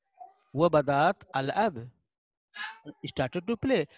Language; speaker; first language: English; non-native, fluent; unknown